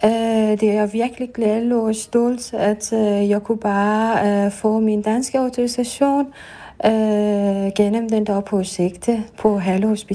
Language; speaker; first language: Danish; non-native, fluent; Persian